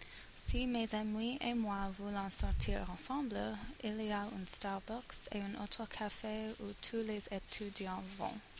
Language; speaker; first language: French; non-native, learner; English